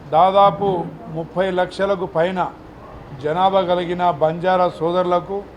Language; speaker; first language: Telugu; non-native, local second language; Lambadi